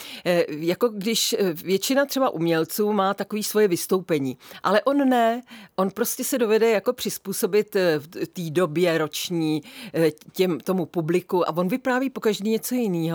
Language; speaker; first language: Czech; native; Czech